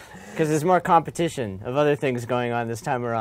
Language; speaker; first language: English; native; English